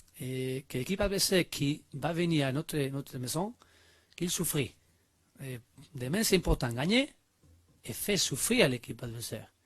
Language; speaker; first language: French; non-native, learner; Spanish